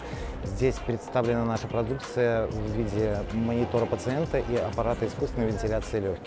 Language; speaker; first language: Russian; native; Russian